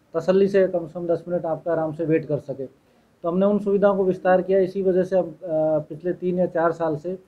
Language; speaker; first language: Hindi; native; Hindi